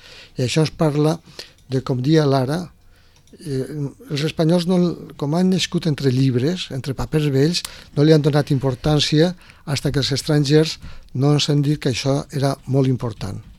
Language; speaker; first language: Catalan; native; Catalan